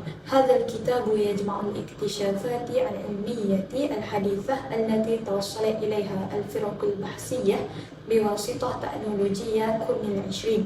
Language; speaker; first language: Arabic; non-native, learner; Malay